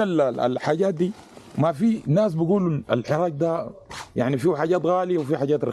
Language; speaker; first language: Arabic; native; Arabic